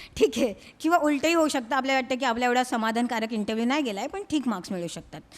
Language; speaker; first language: Marathi; native; Marathi